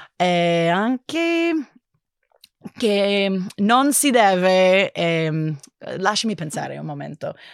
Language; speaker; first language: Italian; non-native, learner; English